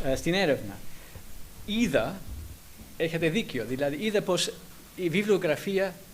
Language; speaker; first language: Greek; non-native, fluent; English